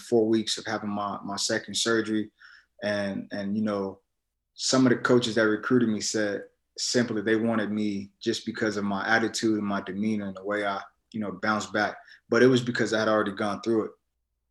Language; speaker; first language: English; native; English